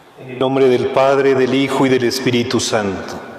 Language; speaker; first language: Spanish; native; Spanish